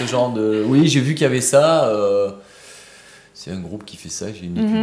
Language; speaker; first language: French; native; French